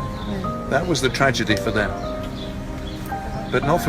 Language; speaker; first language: English; native; English